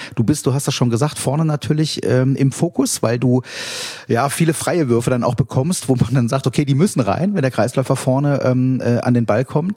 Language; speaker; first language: German; native; German